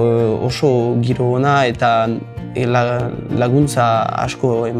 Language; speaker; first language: Basque; non-native, local second language; French